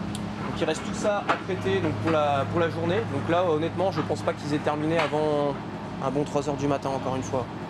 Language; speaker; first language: French; native; French